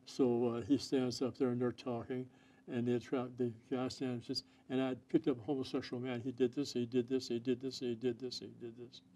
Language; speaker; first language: English; native; English